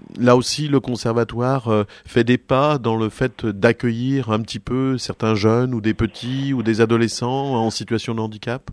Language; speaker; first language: French; native; French